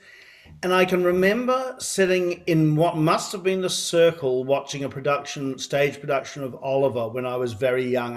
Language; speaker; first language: English; native; English